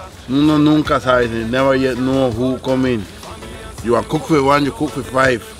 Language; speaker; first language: English; early bilingual, other home language; Spanish